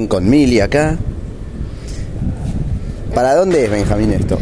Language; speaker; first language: Spanish; native; Spanish